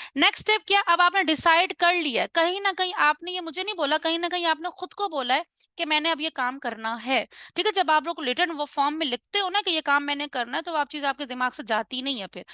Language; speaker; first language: Urdu; non-native, local second language; Punjabi